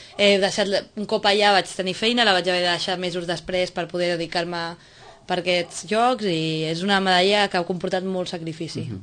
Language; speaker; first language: Catalan; native; Catalan